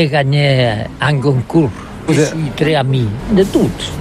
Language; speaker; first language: French; non-native, learner; Catalan